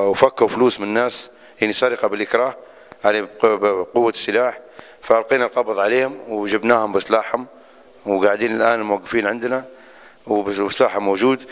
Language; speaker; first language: Arabic; native; Arabic